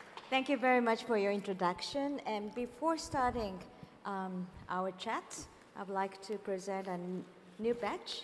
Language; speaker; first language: English; non-native, fluent; Japanese